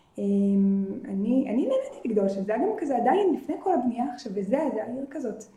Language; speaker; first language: Hebrew; native; Hebrew